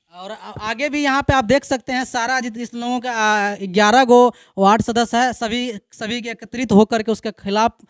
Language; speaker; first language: Hindi; native; Hindi